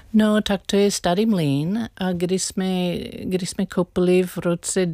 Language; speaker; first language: Czech; non-native, learner; English